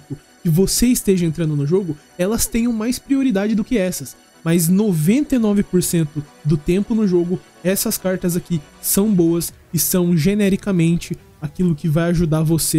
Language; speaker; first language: Portuguese; native; Portuguese